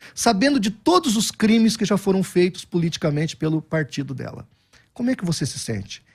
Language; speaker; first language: Portuguese; native; Portuguese